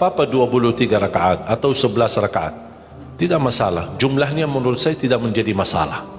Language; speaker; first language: Indonesian; non-native, fluent; Arabic